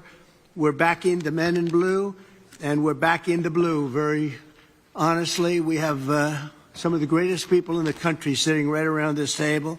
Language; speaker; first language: English; native; English